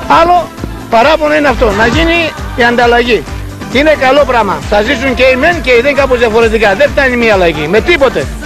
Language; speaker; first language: Greek; non-native, local second language; Turkish